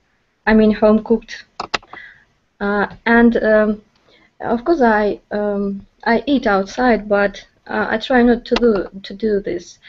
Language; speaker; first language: English; non-native, learner; Russian